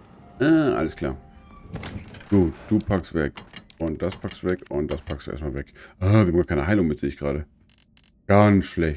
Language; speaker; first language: German; native; German